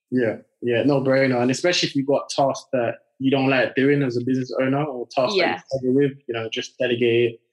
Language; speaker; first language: English; early bilingual, other home language; French